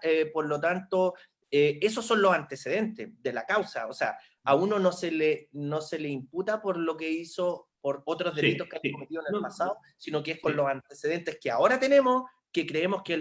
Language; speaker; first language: Spanish; native; Spanish